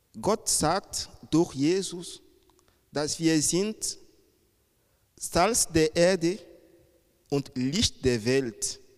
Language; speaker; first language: German; non-native, fluent; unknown